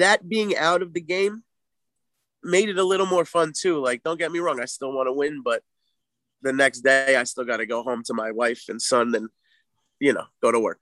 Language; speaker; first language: English; native; English